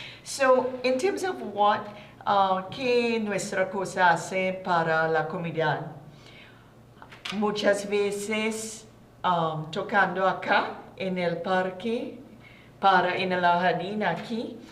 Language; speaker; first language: Spanish; non-native, learner; English